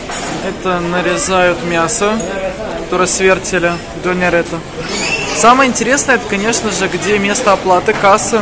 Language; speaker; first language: Russian; native; Russian